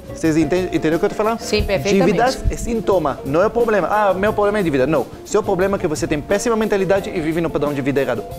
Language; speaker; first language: Portuguese; non-native, fluent; Hebrew